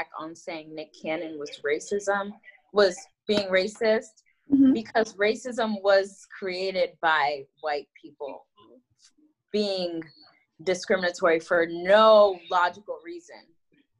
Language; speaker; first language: English; native; English